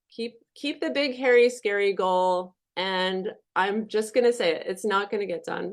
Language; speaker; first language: English; native; English